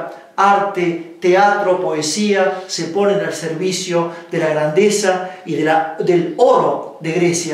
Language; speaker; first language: Spanish; native; Spanish